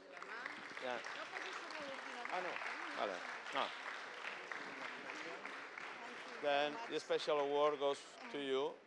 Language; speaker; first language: English; non-native, fluent; Catalan